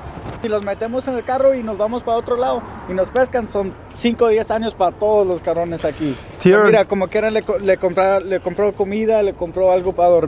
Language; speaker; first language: Spanish; native; Spanish